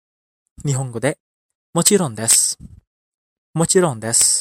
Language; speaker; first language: Japanese; non-native, fluent; Indonesian